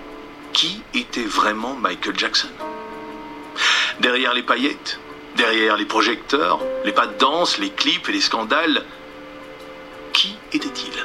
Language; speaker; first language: French; native; French